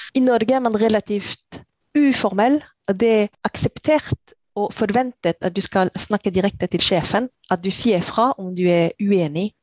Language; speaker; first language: Norwegian; non-native, fluent; French